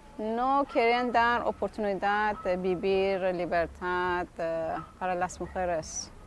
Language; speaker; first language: Spanish; non-native, learner; Persian